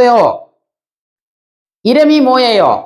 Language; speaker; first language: Korean; non-native, fluent; Sinhala